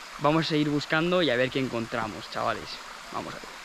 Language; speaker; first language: Spanish; native; Spanish